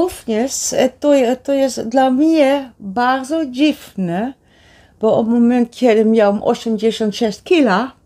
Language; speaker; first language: Polish; non-native, learner; Dutch